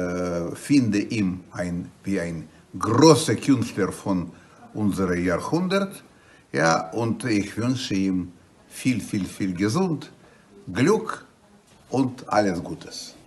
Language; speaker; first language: German; non-native, learner; Russian